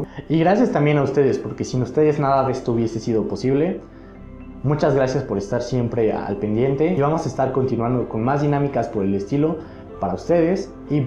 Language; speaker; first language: Spanish; native; Spanish